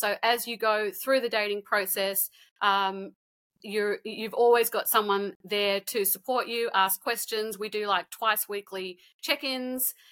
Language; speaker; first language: English; native; English